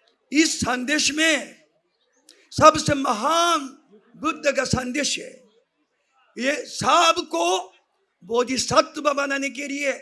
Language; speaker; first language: Hindi; non-native, fluent; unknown